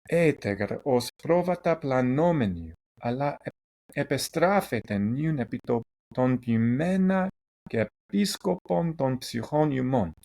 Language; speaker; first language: Greek; non-native, fluent; English